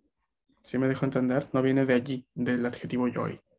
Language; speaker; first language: Spanish; native; Spanish